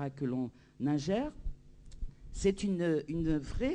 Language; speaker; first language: French; native; French